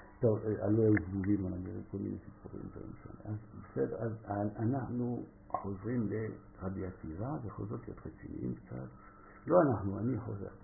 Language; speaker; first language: Hebrew; non-native, fluent; French